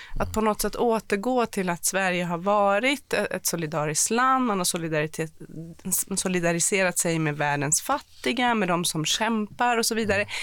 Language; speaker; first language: Swedish; early bilingual, other home language; Persian